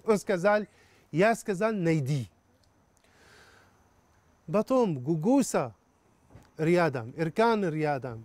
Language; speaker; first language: Russian; non-native, learner; Arabic